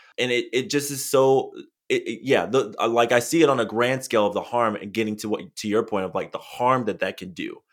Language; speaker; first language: English; native; English